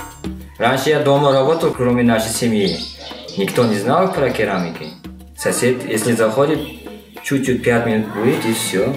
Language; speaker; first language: Russian; non-native, learner; Uzbek